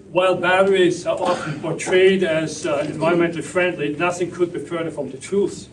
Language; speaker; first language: English; non-native, fluent; German